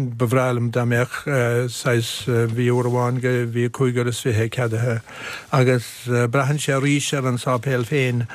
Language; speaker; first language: Irish; native; Irish